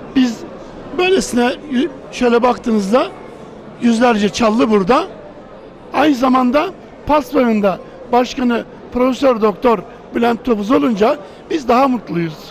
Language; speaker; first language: Turkish; native; Turkish